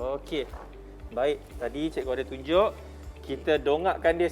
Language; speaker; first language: Malay; native; Malay